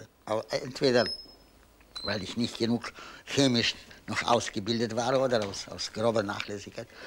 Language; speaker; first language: German; non-native, fluent; Polish